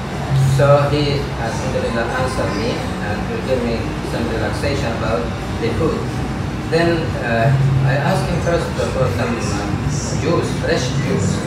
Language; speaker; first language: English; non-native, fluent; Arabic